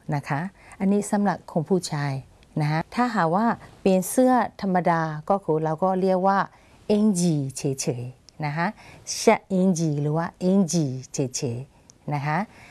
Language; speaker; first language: Thai; non-native, fluent; Burmese